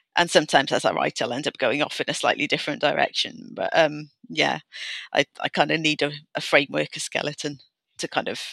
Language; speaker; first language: English; native; English